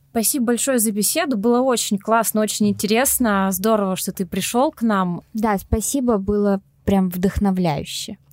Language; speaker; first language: Russian; native; Russian